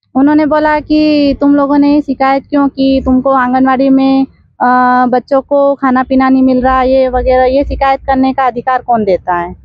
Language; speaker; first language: Hindi; native; Hindi